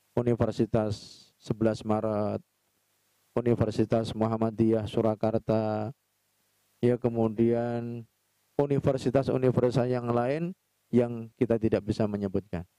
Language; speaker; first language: Indonesian; native; Indonesian